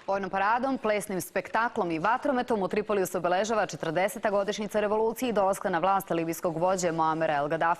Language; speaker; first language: Serbian; native; Serbian